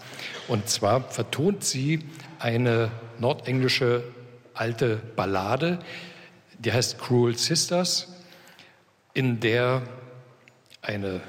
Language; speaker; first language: German; native; German